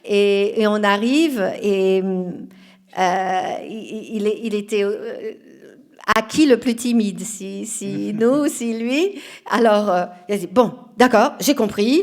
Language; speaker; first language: French; non-native, fluent; Portuguese